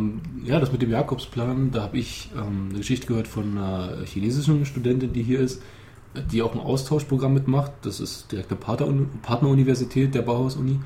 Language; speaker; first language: German; native; German